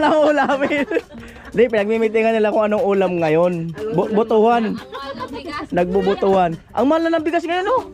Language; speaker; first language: Filipino; native; Filipino